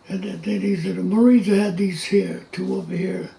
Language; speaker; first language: English; native; English